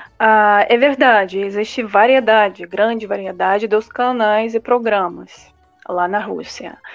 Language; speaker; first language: Portuguese; non-native, fluent; Russian